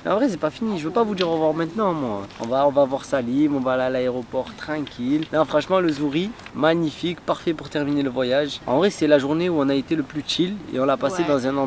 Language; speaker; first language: French; native; French